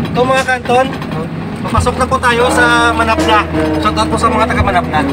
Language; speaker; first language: Filipino; non-native, local second language; Hiligaynon